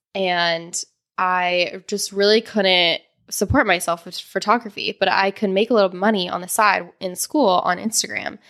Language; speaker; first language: English; native; English